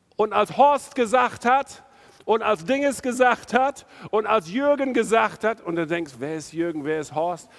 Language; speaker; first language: German; non-native, fluent; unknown